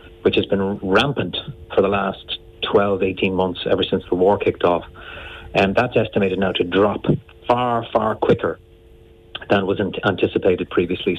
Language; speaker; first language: English; native; English